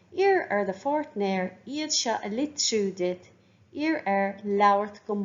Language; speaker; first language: Irish; non-native, local second language; English